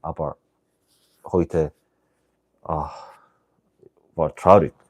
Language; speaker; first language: German; non-native, learner; English